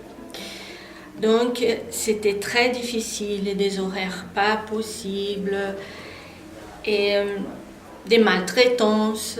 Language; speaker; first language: French; non-native, fluent; Portuguese